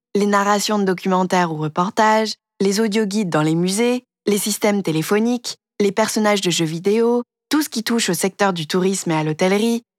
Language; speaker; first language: French; early bilingual, heritage; French